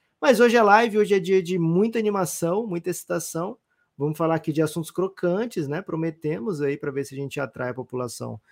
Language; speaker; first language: Portuguese; native; Portuguese